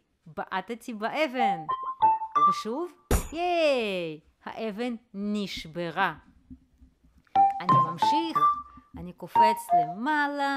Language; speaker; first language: Hebrew; native; Hebrew